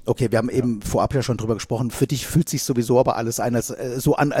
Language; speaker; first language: German; native; German